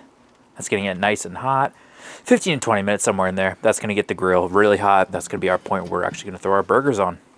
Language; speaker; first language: English; native; English